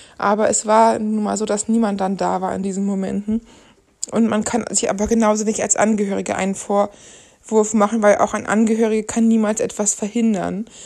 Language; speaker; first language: German; native; German